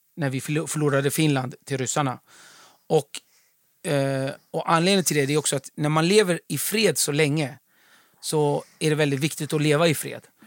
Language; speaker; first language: Swedish; early bilingual, other home language; Kurdish